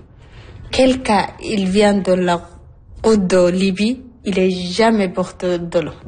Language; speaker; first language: French; non-native, learner; Arabic